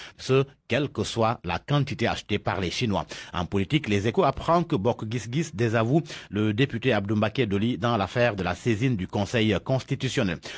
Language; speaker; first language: French; non-native, local second language; Wolof